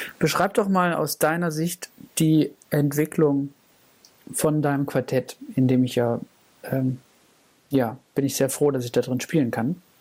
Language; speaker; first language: German; native; German